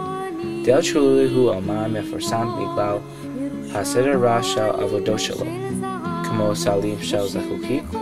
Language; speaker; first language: Hebrew; non-native, learner; English